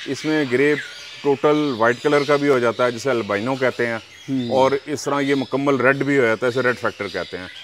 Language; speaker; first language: Urdu; native; Urdu